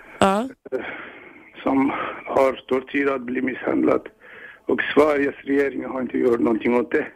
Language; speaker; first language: Swedish; non-native, learner; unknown